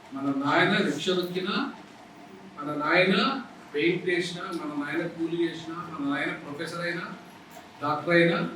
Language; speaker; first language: Hindi; non-native, local second language; Kannada